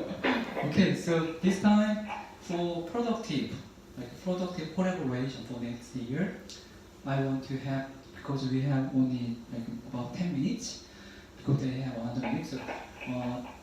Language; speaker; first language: English; non-native, learner; Korean